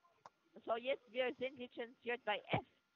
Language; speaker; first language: German; non-native, learner; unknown